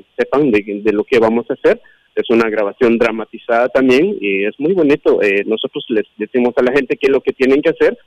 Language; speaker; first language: Spanish; non-native, local second language; Kaqchikel